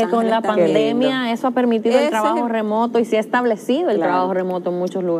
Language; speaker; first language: Spanish; native; Spanish